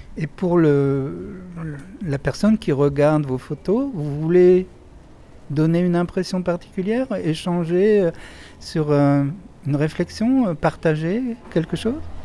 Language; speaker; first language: French; native; French